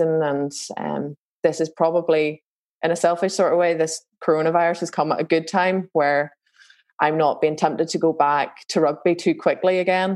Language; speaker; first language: English; native; English